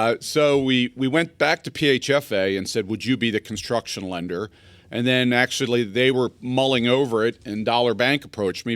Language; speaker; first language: English; native; English